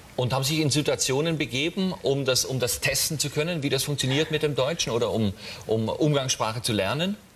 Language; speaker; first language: German; native; German